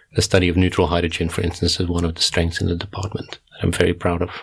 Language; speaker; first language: English; non-native, fluent; Dutch